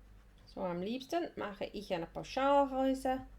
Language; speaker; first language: German; non-native, fluent; English